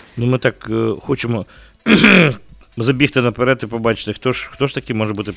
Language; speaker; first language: Ukrainian; native; Ukrainian